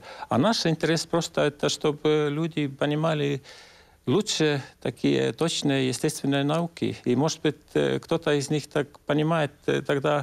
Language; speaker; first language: Russian; non-native, local second language; Estonian